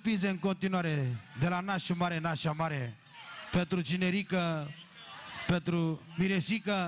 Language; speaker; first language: Romanian; non-native, local second language; Turkish